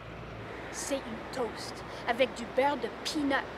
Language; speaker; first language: French; non-native, fluent; English